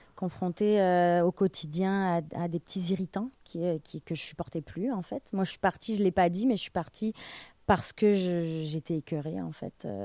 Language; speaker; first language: French; native; French